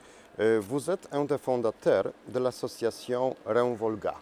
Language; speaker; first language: French; non-native, learner; Polish